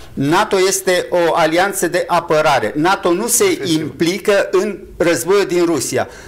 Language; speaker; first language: Romanian; native; Romanian